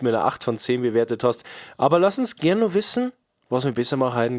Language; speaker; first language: German; native; German